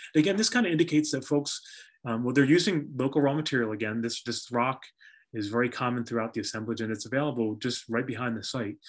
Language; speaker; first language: English; native; English